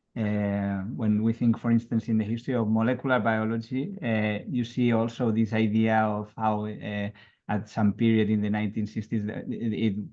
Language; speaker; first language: English; non-native, fluent; Catalan